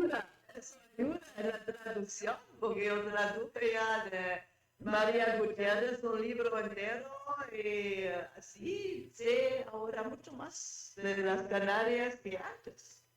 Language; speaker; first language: Spanish; non-native, fluent; German